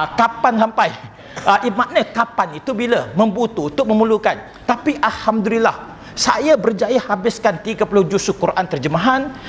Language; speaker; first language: Malay; non-native, local second language; Chinese